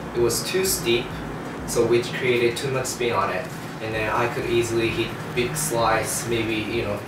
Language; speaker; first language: English; non-native, fluent; Japanese